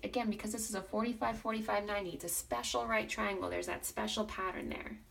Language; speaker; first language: English; native; English